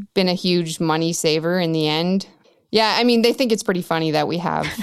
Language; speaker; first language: English; native; English